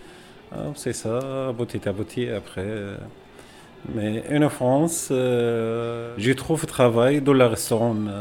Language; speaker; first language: French; non-native, learner; Arabic